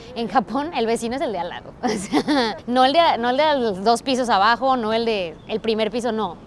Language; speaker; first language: Spanish; native; Spanish